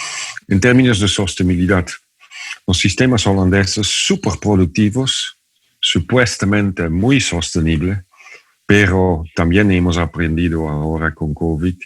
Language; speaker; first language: Spanish; non-native, fluent; Dutch